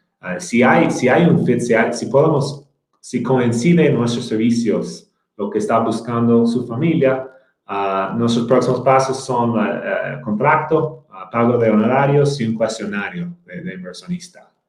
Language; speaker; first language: Spanish; non-native, fluent; English